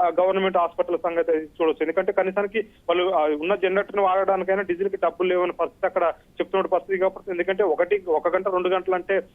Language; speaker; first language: Telugu; native; Telugu